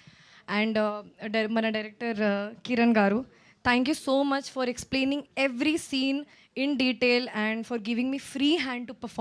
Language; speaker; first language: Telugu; non-native, fluent; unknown